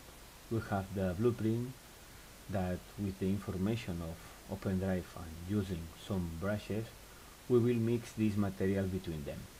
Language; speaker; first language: English; non-native, fluent; Spanish